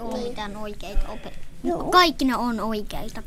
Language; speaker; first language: Finnish; early bilingual, heritage; Finnish